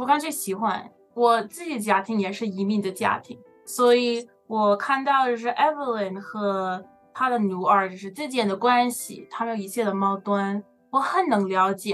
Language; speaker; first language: Chinese; non-native, learner; English